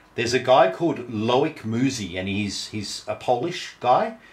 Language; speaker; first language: English; native; English